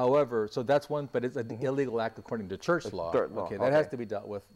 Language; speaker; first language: English; native; English